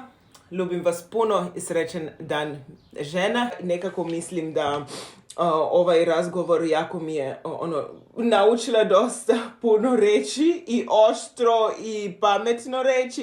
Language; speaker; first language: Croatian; non-native, fluent; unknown